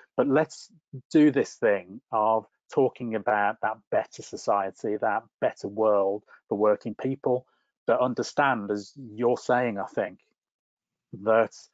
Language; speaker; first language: English; native; English